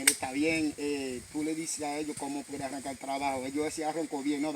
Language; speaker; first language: Spanish; non-native, local second language; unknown